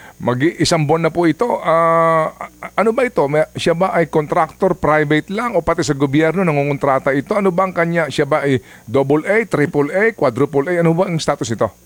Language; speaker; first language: Filipino; native; Filipino